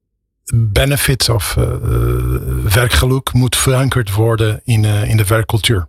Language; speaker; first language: Dutch; non-native, fluent; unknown